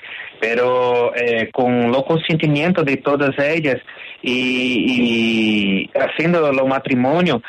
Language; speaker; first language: Spanish; non-native, learner; Portuguese